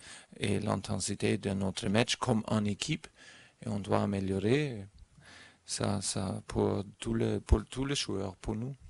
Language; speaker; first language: French; non-native, learner; German